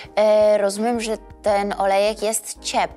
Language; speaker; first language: Polish; native; Polish